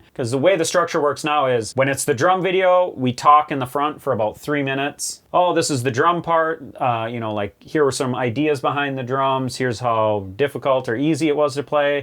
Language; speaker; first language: English; native; English